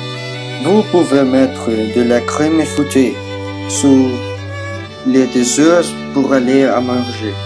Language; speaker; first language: French; non-native, learner; Spanish